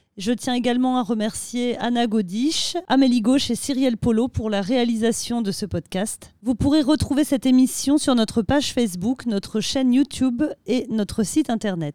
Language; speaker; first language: French; native; French